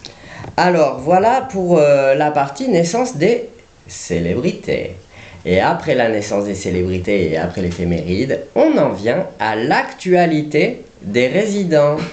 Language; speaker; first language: French; native; French